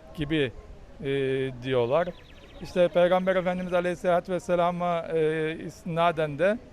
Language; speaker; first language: Turkish; native; Turkish